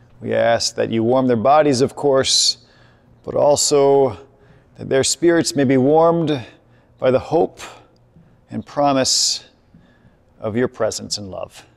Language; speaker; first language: English; native; English